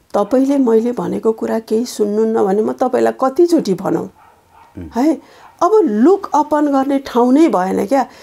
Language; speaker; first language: Nepali; native; Nepali